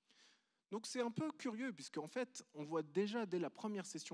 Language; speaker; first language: French; native; French